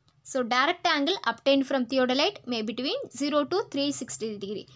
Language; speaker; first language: English; non-native, local second language; Tamil